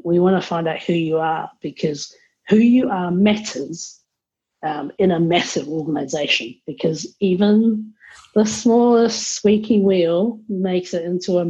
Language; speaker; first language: English; native; English